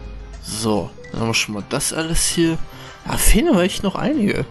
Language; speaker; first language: German; native; German